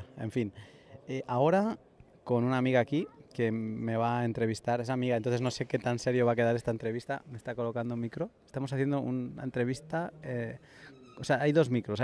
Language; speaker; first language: Spanish; native; Spanish